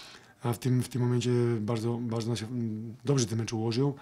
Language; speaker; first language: Polish; non-native, fluent; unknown